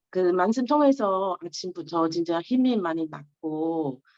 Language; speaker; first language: Korean; non-native, learner; Chinese